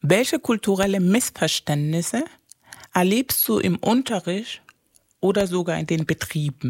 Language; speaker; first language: German; non-native, fluent; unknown